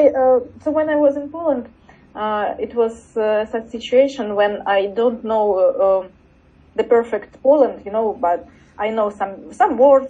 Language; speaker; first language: English; non-native, learner; Russian